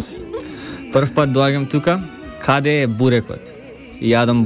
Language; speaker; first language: Macedonian; early bilingual, heritage; Macedonian